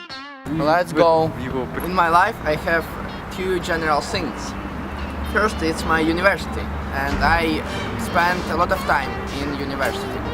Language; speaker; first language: English; non-native, learner; Ukrainian